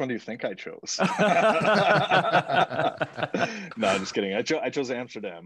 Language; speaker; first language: English; native; English